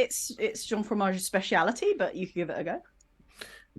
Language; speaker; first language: English; native; English